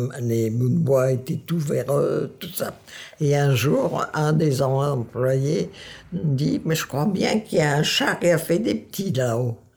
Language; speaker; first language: French; non-native, local second language; Dutch